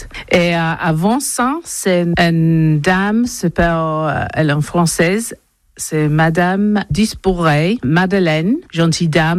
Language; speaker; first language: French; non-native, learner; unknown